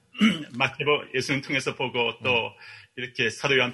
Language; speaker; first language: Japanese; non-native, learner; Korean